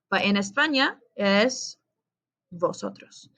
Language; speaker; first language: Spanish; non-native, fluent; English